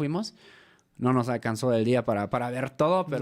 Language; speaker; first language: Spanish; native; Spanish